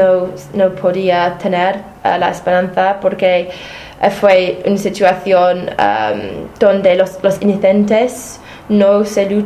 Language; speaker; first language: Spanish; non-native, fluent; English